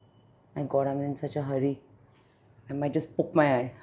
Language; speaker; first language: English; non-native, local second language; Bangla